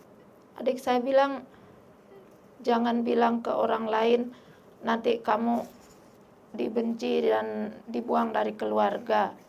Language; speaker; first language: Indonesian; non-native, local second language; Sasak